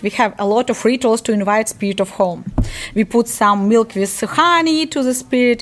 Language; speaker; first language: English; non-native, learner; Ukrainian